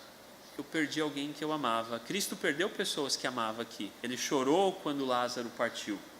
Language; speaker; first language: Portuguese; native; Portuguese